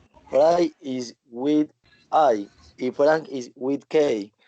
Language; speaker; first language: English; non-native, learner; Spanish